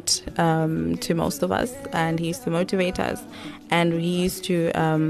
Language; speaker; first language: English; non-native, local second language; Xhosa